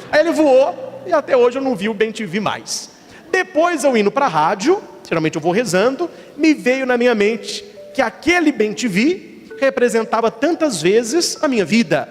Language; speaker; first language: Portuguese; native; Portuguese